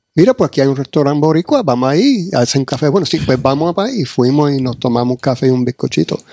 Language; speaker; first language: Spanish; early bilingual, heritage; Spanish